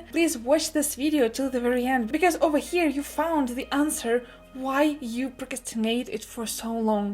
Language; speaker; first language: English; non-native, fluent; Russian